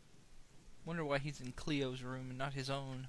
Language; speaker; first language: English; native; English